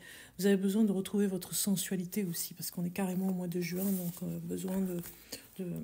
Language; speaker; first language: French; native; French